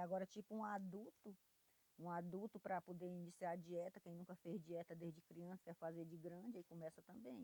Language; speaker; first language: Portuguese; non-native, local second language; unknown